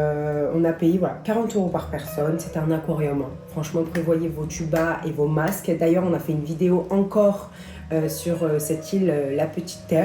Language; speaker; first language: French; native; French